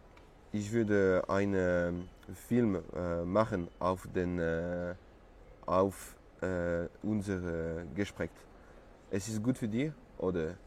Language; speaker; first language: German; non-native, learner; French